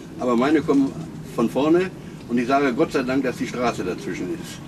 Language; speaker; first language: German; native; German